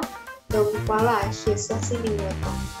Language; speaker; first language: French; non-native, learner; Indonesian